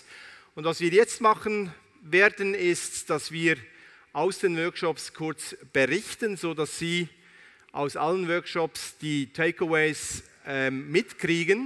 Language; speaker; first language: German; native; German